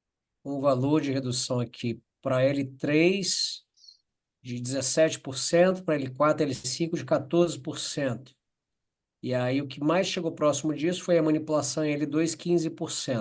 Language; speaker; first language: Portuguese; native; Portuguese